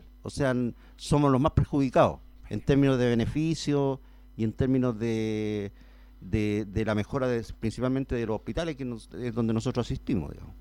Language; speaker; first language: Spanish; native; Spanish